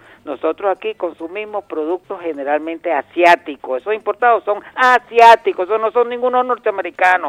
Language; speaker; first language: Spanish; native; Spanish